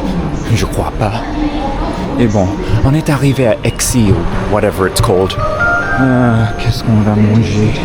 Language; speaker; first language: French; non-native, fluent; English